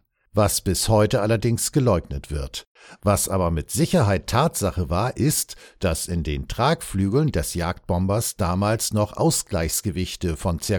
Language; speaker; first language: German; native; German